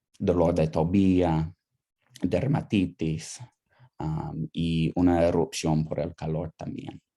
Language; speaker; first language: Spanish; non-native, fluent; English